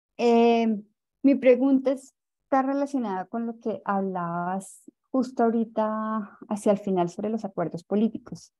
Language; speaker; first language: Spanish; native; Spanish